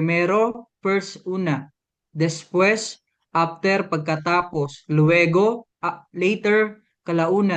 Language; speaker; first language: Spanish; non-native, learner; Filipino